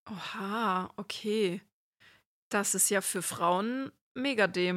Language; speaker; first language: German; native; German